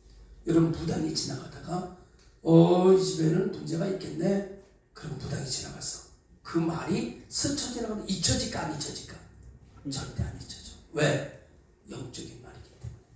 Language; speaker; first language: Korean; native; Korean